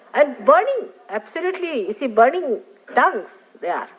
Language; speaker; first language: English; non-native, local second language; Marathi